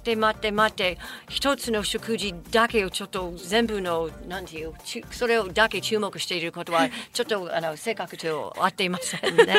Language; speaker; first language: Japanese; non-native, fluent; English